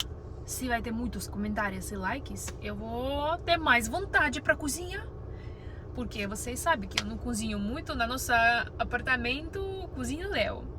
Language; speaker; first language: Portuguese; non-native, learner; Russian